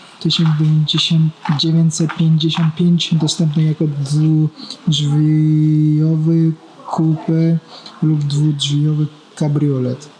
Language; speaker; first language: Polish; non-native, learner; Russian